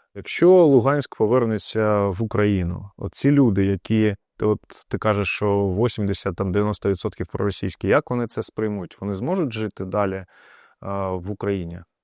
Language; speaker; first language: Ukrainian; non-native, local second language; Russian